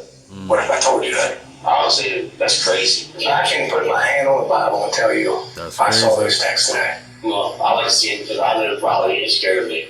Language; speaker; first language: English; native; English